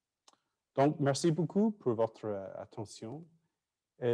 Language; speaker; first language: French; non-native, fluent; English